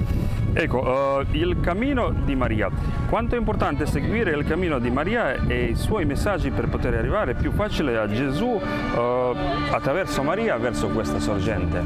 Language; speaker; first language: Italian; non-native, fluent; Croatian